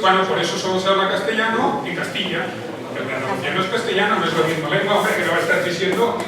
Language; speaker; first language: Spanish; non-native, local second language; Catalan